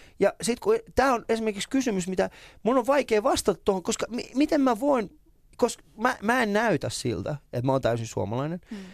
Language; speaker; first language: Finnish; early bilingual, other home language; Persian